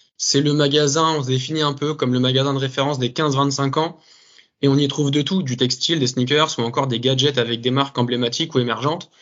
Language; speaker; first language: French; native; French